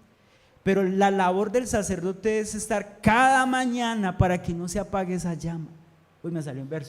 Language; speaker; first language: Spanish; native; Spanish